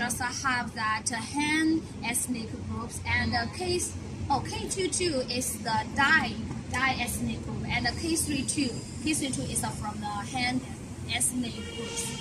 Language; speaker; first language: English; non-native, learner; Chinese